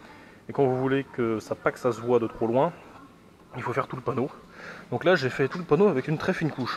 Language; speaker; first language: French; native; French